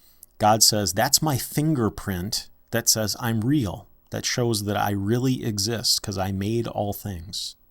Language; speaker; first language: English; native; English